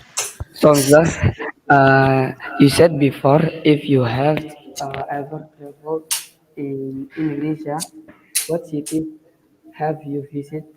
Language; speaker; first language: English; non-native, learner; Indonesian